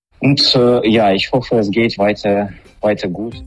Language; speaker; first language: German; non-native, learner; Russian